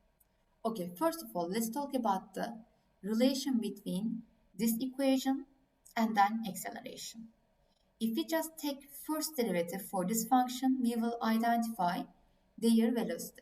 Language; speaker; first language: English; non-native, fluent; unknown